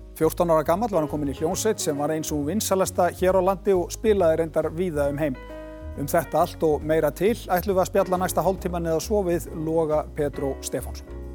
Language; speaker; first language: Icelandic; native; Icelandic